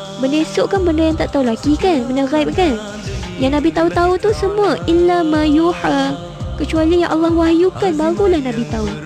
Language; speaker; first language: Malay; native; Malay